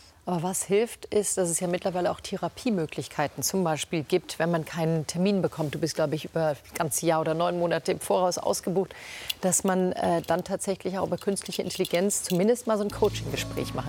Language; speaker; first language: German; native; German